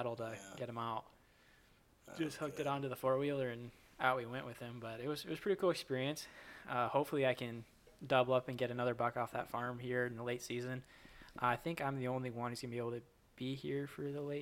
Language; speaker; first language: English; native; English